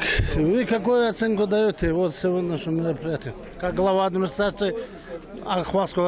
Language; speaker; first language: Russian; non-native, local second language; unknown